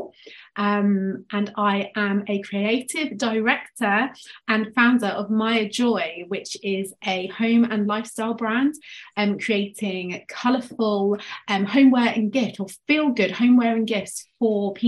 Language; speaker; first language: English; native; English